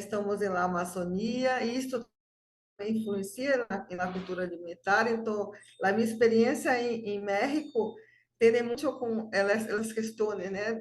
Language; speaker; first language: Portuguese; non-native, fluent; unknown